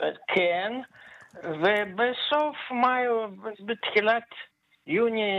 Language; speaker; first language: Hebrew; non-native, fluent; Russian